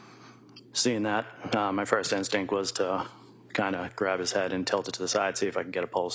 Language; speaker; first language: English; native; English